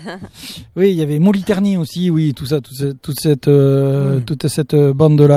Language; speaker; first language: French; native; French